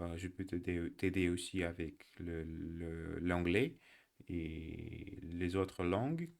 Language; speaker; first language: French; non-native, learner; Russian